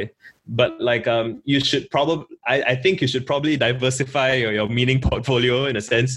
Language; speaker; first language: English; native; English